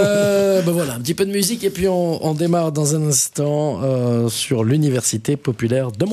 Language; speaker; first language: French; native; French